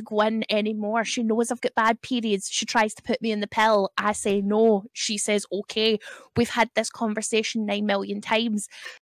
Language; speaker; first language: English; native; English